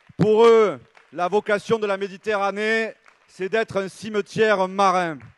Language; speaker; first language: French; native; French